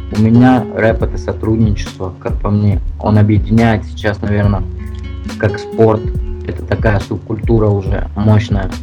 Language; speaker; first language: Russian; native; Russian